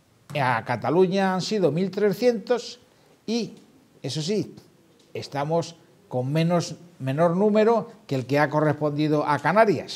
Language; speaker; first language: Spanish; native; Spanish